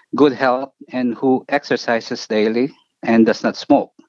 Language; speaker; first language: English; non-native, local second language; Filipino